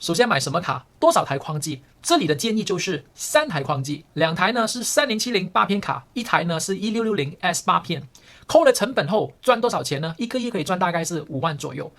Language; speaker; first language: Chinese; early bilingual, heritage; Chinese